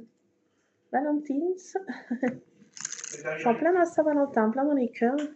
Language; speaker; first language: French; native; French